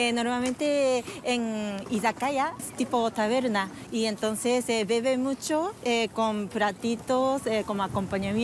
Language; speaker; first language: Spanish; non-native, fluent; Japanese